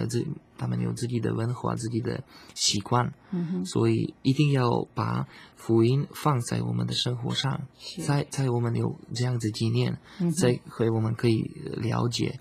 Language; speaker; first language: Chinese; non-native, learner; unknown